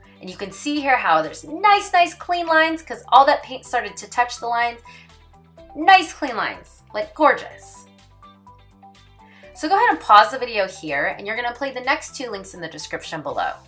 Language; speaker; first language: English; native; English